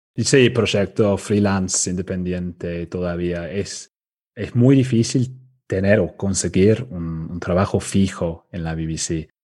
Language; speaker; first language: Spanish; non-native, fluent; English